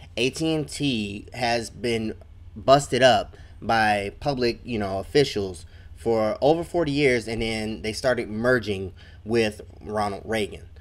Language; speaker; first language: English; native; English